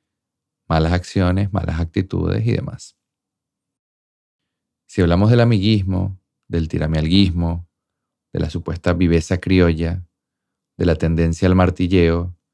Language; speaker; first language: Spanish; native; Spanish